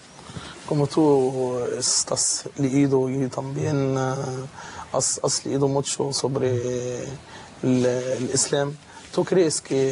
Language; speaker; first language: Spanish; non-native, fluent; Arabic